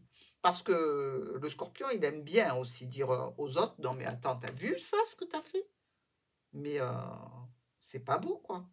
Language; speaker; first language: French; native; French